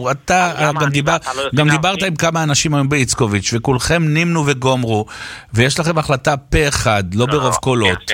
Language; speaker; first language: Hebrew; native; Hebrew